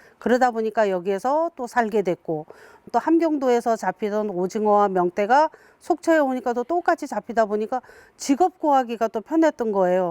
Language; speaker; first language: Korean; native; Korean